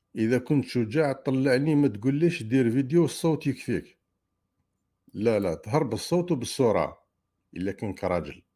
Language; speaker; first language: Arabic; native; Arabic